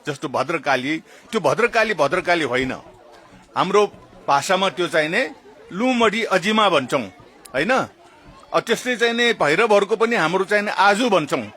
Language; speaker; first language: Nepali; non-native, local second language; Newari